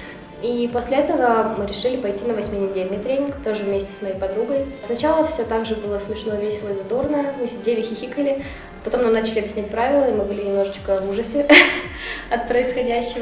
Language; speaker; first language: Russian; native; Russian